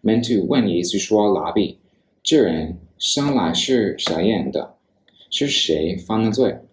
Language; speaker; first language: Chinese; non-native, fluent; English